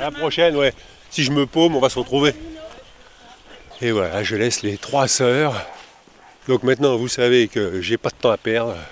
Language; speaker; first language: French; native; French